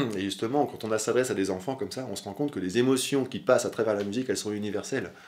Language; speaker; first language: French; native; French